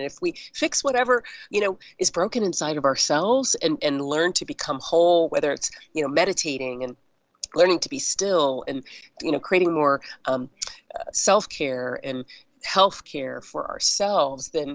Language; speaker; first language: English; native; English